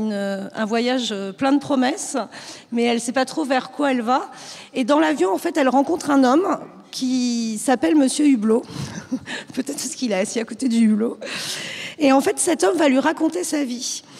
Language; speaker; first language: French; native; French